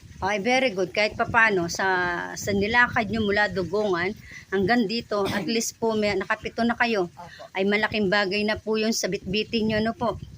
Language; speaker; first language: Filipino; non-native, local second language; Bikol